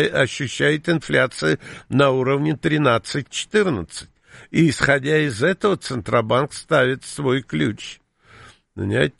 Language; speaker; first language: Russian; native; Russian